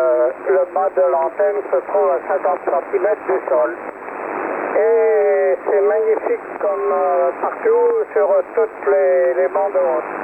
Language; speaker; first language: French; native; French